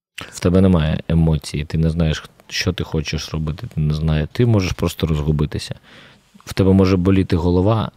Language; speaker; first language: Ukrainian; native; Ukrainian